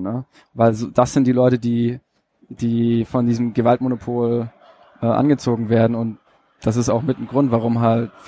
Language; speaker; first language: German; native; German